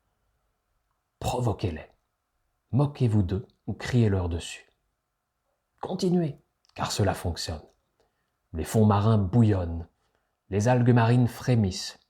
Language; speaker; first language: French; native; French